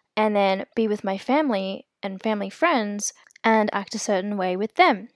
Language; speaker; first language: English; native; English